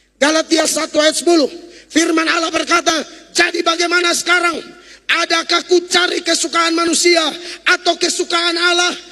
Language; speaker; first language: Indonesian; native; Indonesian